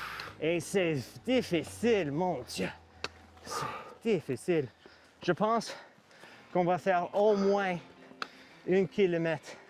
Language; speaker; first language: French; non-native, learner; English